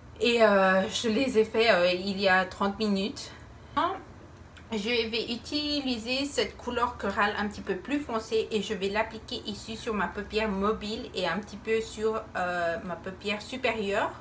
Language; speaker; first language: French; non-native, fluent; Spanish